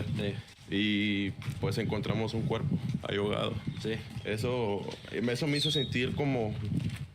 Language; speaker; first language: Spanish; native; Spanish